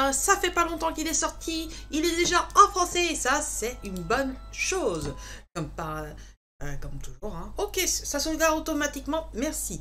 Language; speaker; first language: French; native; French